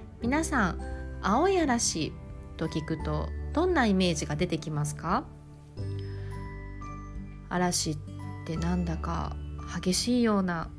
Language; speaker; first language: Japanese; native; Japanese